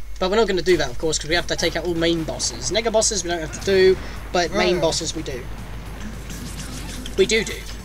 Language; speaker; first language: English; native; English